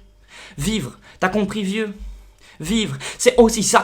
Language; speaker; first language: French; native; French